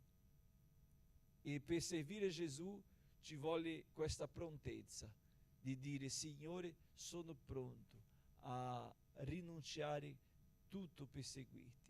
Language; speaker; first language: Italian; non-native, fluent; Portuguese